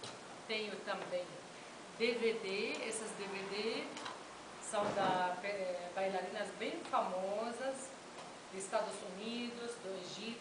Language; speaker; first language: Portuguese; non-native, fluent; Arabic